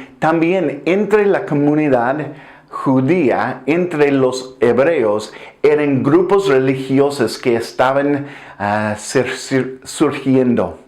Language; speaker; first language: Spanish; non-native, fluent; English